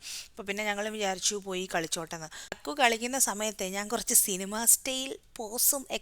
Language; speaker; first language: Malayalam; native; Malayalam